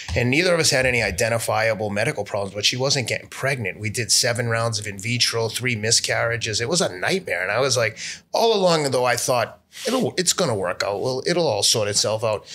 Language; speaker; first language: English; native; English